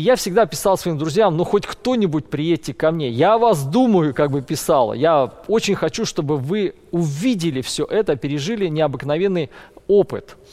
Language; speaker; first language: Russian; native; Russian